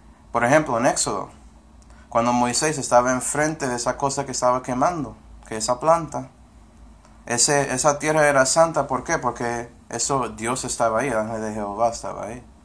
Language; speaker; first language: Spanish; non-native, fluent; English